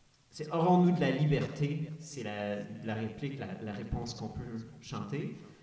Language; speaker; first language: French; non-native, local second language; English